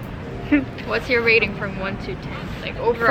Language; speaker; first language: English; non-native, fluent; Indonesian